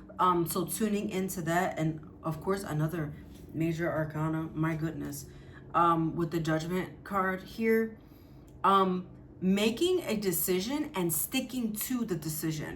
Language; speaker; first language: English; native; English